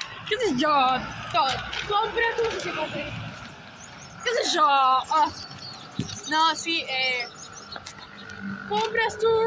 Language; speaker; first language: Spanish; native; Spanish